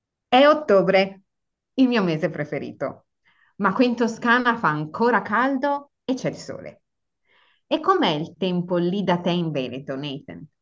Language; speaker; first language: Italian; native; Italian